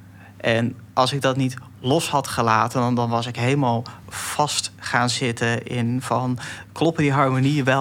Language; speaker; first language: Dutch; native; Dutch